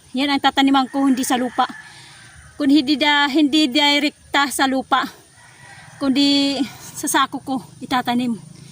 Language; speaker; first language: Filipino; non-native, local second language; Waray